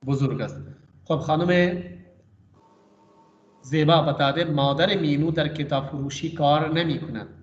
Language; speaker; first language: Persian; non-native, fluent; Urdu